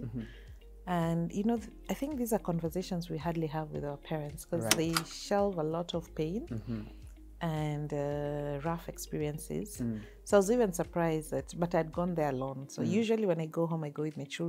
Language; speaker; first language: English; non-native, local second language; Luyia